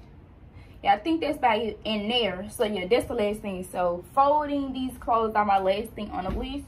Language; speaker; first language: English; native; English